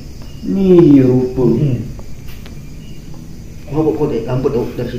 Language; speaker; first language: Indonesian; non-native, local second language; Malay